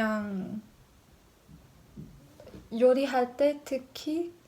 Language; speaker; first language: Korean; non-native, learner; English